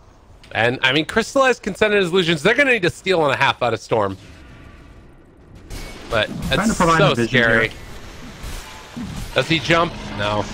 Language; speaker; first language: English; native; English